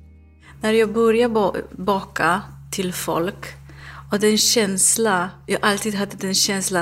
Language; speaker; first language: Swedish; non-native, learner; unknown